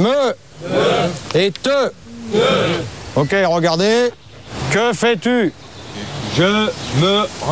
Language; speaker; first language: French; native; French